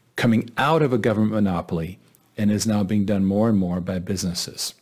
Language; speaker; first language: English; native; English